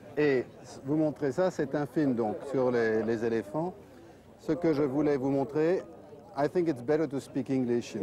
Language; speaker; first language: French; native; French